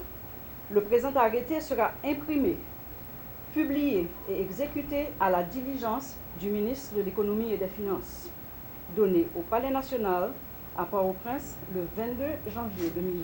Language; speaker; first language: French; non-native, local second language; Haitian Creole